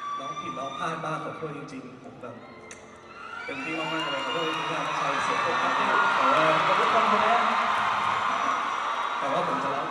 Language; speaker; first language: Thai; native; Thai